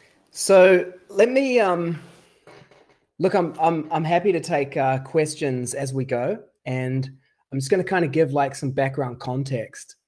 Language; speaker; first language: English; native; English